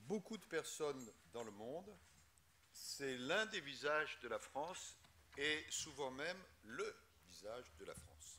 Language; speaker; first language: French; native; French